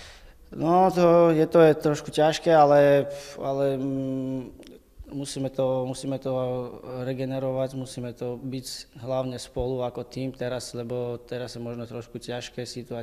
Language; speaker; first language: Slovak; non-native, learner; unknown